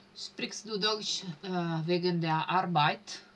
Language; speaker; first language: German; non-native, learner; Italian